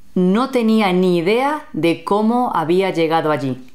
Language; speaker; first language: Spanish; native; Spanish